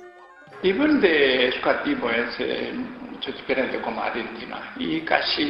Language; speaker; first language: Spanish; non-native, learner; Korean